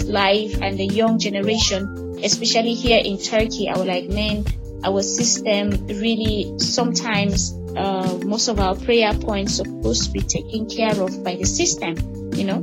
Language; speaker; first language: English; non-native, local second language; Hausa